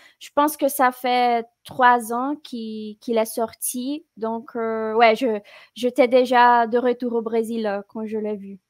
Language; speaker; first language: French; non-native, fluent; Portuguese